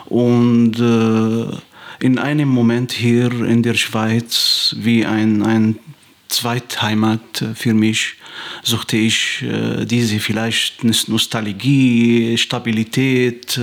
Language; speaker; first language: German; non-native, fluent; Arabic